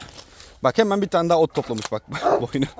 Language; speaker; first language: Turkish; native; Turkish